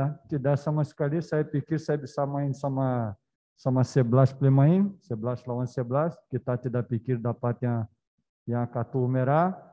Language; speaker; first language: Indonesian; non-native, learner; Portuguese